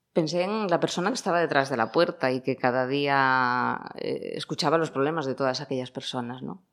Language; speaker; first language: Spanish; native; Spanish